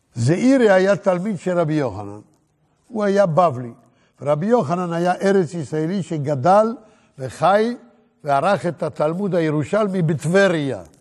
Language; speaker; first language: Hebrew; native; Hebrew